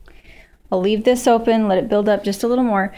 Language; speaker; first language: English; native; English